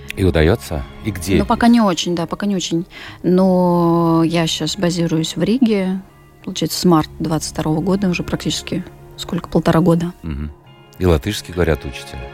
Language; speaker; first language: Russian; native; Russian